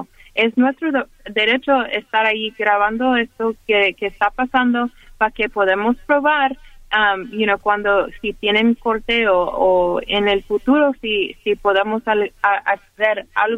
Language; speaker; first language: Spanish; early bilingual, heritage; Spanish